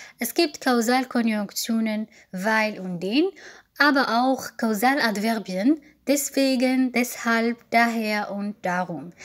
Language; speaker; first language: German; non-native, fluent; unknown